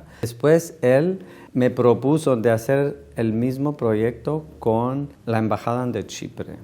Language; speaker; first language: Spanish; non-native, fluent; Greek